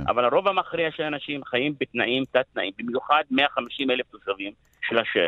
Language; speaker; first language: Hebrew; non-native, local second language; Arabic